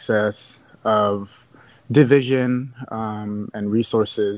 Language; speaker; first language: English; native; English